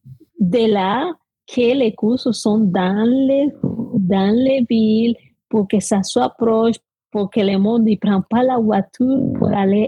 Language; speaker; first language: French; non-native, fluent; Spanish